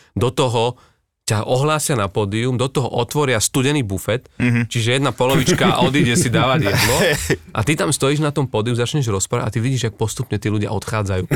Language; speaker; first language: Slovak; native; Slovak